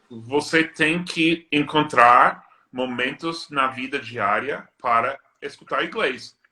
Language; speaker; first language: Portuguese; non-native, fluent; English